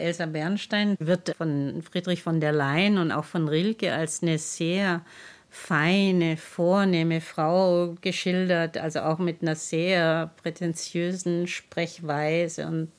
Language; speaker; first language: German; native; German